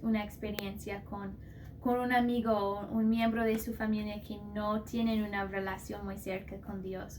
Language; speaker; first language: Spanish; non-native, fluent; English